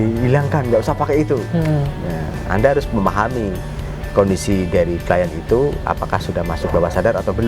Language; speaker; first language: Indonesian; native; Indonesian